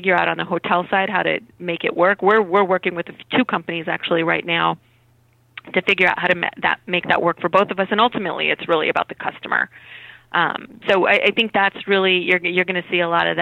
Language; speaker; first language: English; native; English